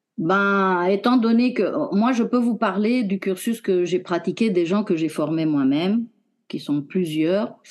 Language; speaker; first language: French; non-native, fluent; Romanian